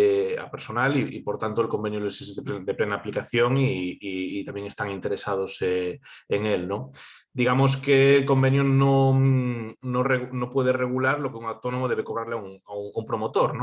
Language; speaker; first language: Spanish; native; Spanish